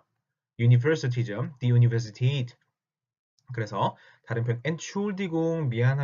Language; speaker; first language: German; non-native, fluent; Korean